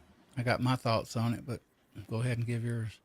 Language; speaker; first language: English; native; English